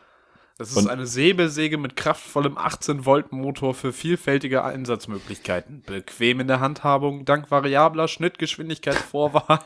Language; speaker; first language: German; native; German